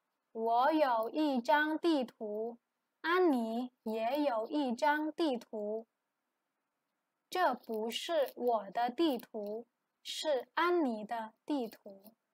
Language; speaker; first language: Chinese; non-native, fluent; Indonesian